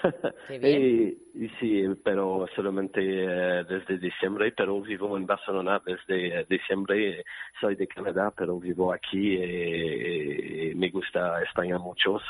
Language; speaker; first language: Spanish; non-native, learner; French